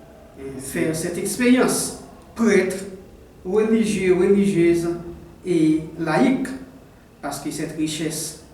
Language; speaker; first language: French; non-native, local second language; Haitian Creole